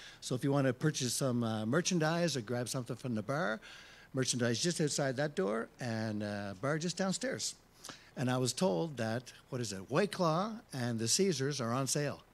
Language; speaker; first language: English; early bilingual, other home language; French